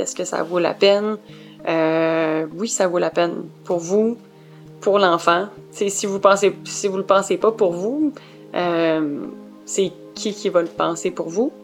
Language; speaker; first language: French; native; French